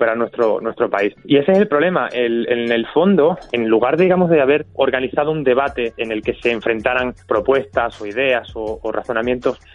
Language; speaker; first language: Spanish; native; Spanish